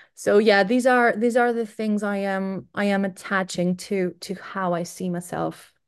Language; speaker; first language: English; non-native, fluent; Greek